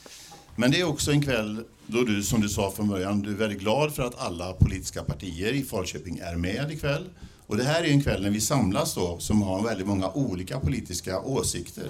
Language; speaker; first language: Swedish; native; Swedish